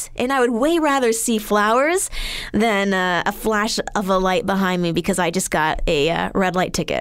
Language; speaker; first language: English; native; English